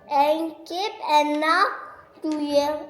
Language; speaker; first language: Dutch; early bilingual, other home language; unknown